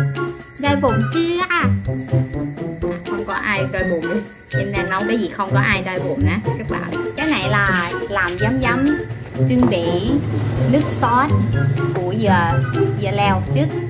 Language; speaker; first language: Vietnamese; non-native, learner; Thai